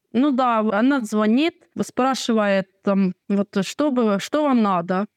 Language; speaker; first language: Russian; non-native, local second language; Ukrainian